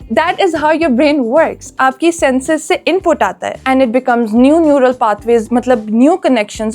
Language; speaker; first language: Urdu; native; Urdu